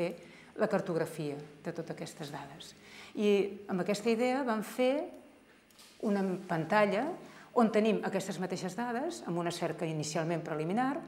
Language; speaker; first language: Catalan; native; Catalan